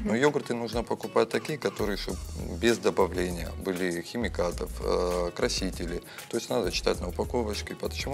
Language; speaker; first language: Russian; native; Russian